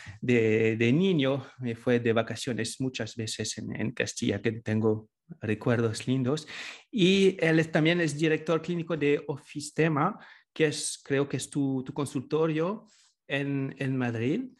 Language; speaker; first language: Spanish; non-native, fluent; French